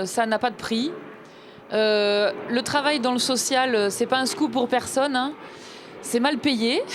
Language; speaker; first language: French; native; French